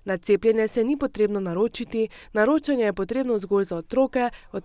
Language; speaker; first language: Slovenian; native; Slovenian